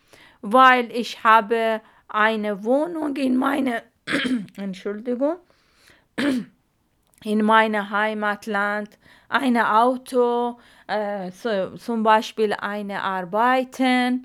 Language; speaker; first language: German; non-native, learner; Arabic